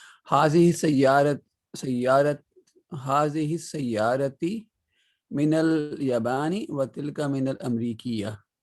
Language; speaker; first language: Arabic; non-native, learner; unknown